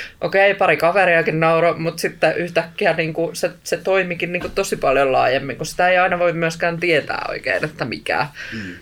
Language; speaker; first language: Finnish; native; Finnish